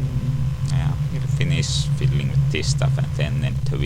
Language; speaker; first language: English; native; English